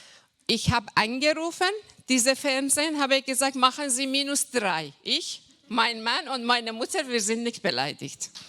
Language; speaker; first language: German; non-native, fluent; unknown